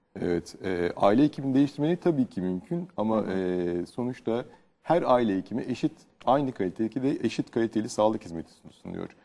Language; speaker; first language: Turkish; native; Turkish